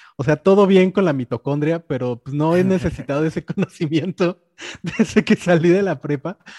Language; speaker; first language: Spanish; native; Spanish